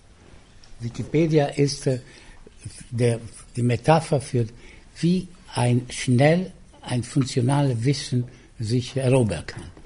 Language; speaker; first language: German; non-native, fluent; Italian